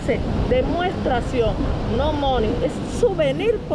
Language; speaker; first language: Spanish; native; Spanish